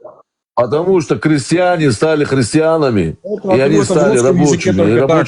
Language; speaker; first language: Russian; early bilingual, heritage; Chechen